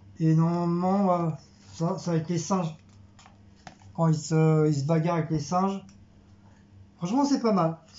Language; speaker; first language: French; native; French